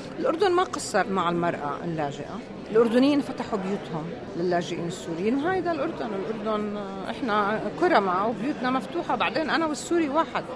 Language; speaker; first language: Arabic; native; Arabic